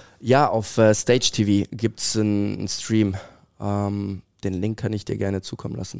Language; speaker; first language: German; native; German